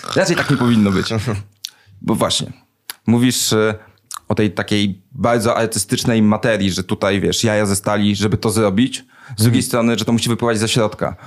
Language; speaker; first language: Polish; native; Polish